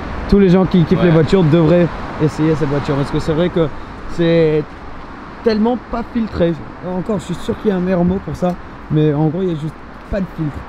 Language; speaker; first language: French; native; French